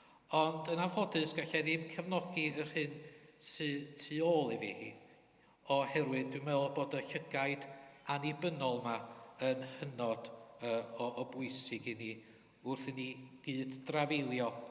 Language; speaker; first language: Welsh; native; Welsh